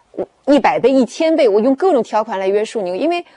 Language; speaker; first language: Chinese; native; Chinese